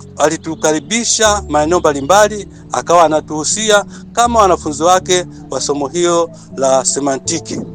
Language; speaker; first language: Swahili; native; Swahili